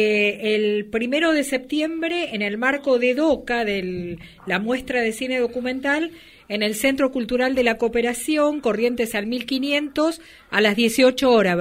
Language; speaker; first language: Spanish; native; Spanish